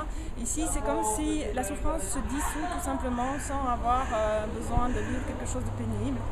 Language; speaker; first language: French; native; French